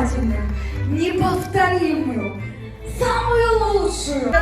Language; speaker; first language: Russian; native; Russian